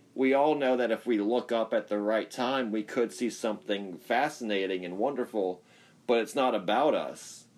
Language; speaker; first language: English; native; English